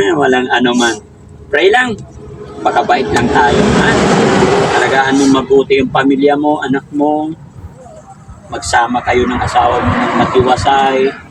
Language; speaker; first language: Filipino; non-native, local second language; Pangasinan